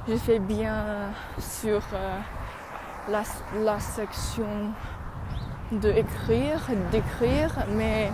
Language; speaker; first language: French; non-native, learner; English